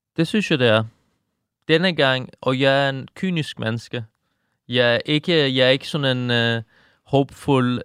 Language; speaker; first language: Danish; non-native, fluent; Persian